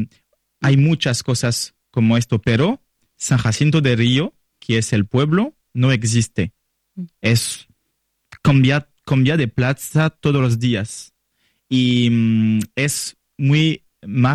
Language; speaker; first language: Spanish; non-native, learner; French